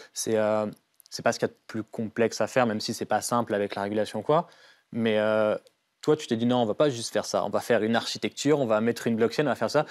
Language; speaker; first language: French; native; French